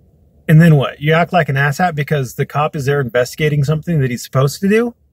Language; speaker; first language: English; native; English